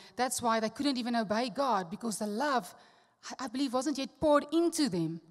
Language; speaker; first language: English; non-native, local second language; Afrikaans